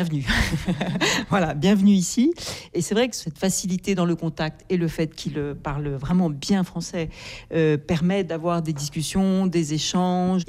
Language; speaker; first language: French; native; French